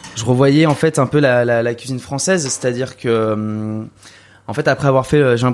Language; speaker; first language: French; native; French